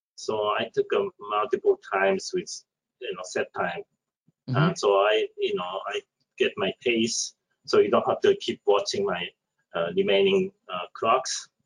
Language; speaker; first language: English; non-native, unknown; Japanese